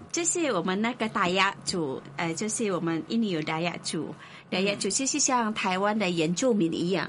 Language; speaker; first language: Chinese; non-native, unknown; Indonesian